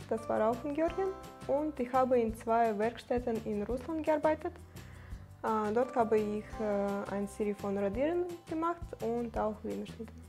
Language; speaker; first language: German; non-native, learner; Russian